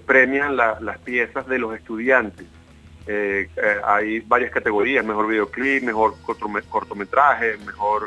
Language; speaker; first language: Spanish; native; Spanish